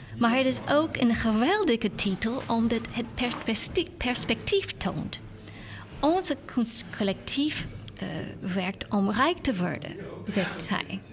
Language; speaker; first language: Dutch; non-native, learner; English